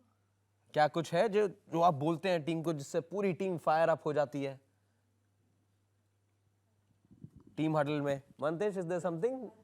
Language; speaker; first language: Hindi; native; Hindi